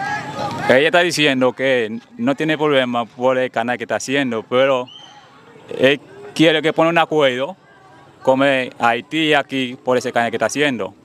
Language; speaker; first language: Spanish; non-native, fluent; Haitian Creole